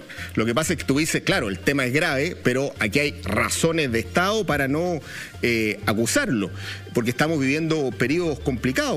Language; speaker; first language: Spanish; native; Spanish